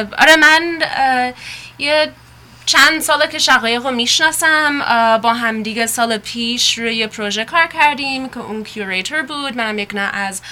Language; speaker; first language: Persian; early bilingual, heritage; Persian